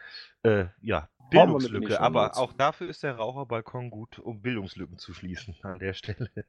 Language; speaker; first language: German; native; German